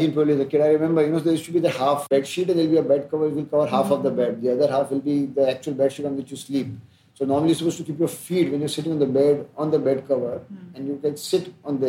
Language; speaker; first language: English; non-native, local second language; Hindi